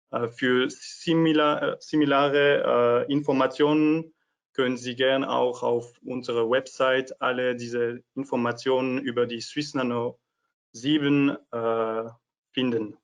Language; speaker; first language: German; non-native, fluent; French